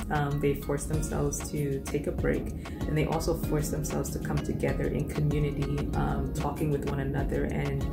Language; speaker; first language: English; native; English